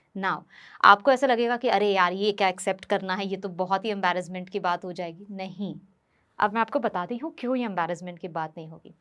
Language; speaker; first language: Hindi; non-native, local second language; Bhojpuri